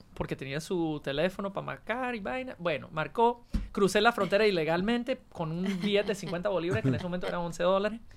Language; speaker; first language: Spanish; non-native, fluent; English